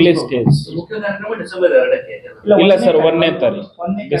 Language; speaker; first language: Kannada; native; Kannada